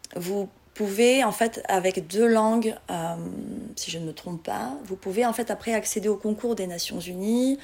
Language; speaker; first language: French; non-native, local second language; Arabic